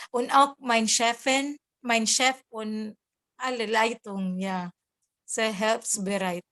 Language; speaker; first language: German; non-native, learner; Cebuano